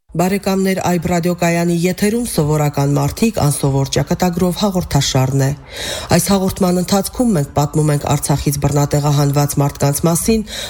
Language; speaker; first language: Armenian; native; Armenian